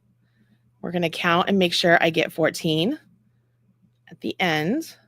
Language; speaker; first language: English; native; English